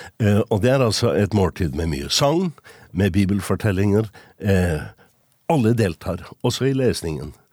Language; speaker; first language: Norwegian; native; Norwegian